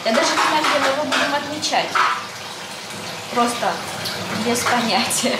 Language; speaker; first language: Russian; native; Russian